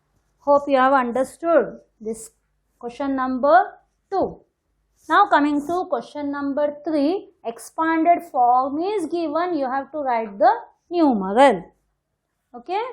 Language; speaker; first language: English; non-native, local second language; Hindi